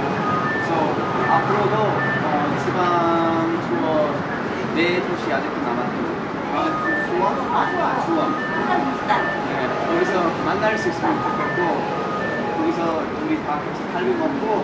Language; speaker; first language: Korean; early bilingual, heritage; English